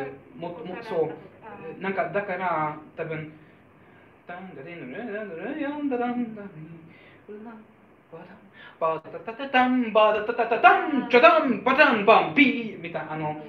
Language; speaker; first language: Japanese; non-native, fluent; Hungarian